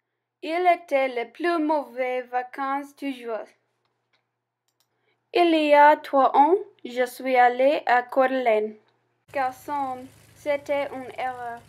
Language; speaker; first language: French; non-native, learner; English